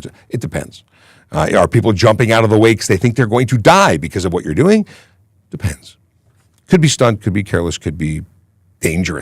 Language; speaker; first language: English; native; English